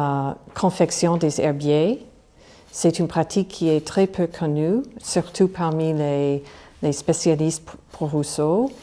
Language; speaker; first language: French; non-native, fluent; English